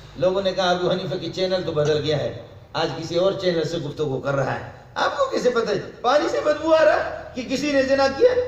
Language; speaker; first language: Urdu; non-native, local second language; Brahui